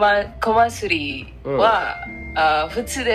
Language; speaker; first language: Japanese; non-native, learner; Indonesian